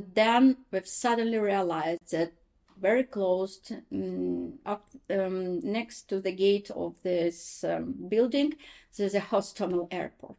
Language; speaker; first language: English; non-native, fluent; Ukrainian